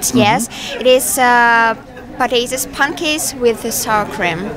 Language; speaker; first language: English; non-native, learner; Russian